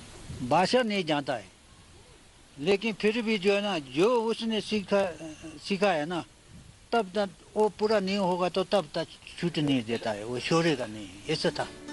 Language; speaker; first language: Hindi; non-native, learner; Tibetan